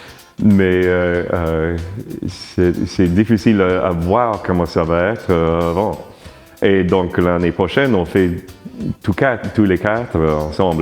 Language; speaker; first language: French; non-native, learner; English